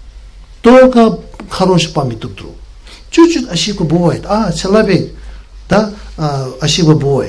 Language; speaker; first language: Russian; non-native, learner; Tibetan